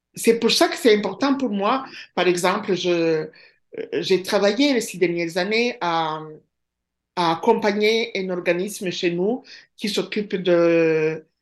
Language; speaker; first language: French; non-native, local second language; Kinyarwanda